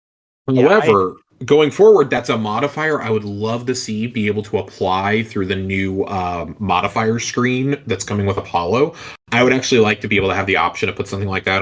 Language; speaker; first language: English; native; English